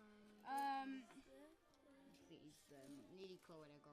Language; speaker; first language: Welsh; non-native, local second language; English